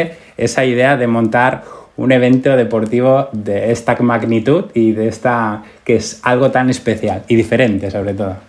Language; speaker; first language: Spanish; native; Spanish